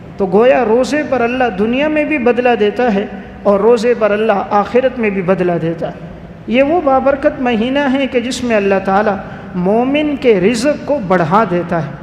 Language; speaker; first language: Urdu; native; Urdu